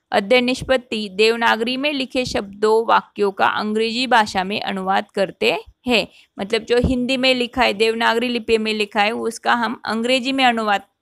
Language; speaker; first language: Hindi; non-native, local second language; Marathi